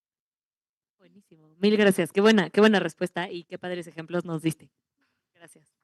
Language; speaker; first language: Spanish; native; Spanish